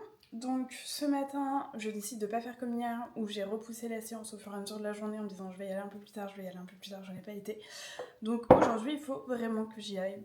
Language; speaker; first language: French; native; French